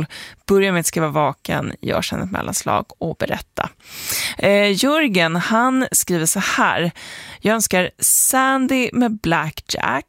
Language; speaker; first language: Swedish; native; Swedish